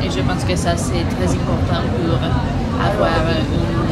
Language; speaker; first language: French; non-native, fluent; Italian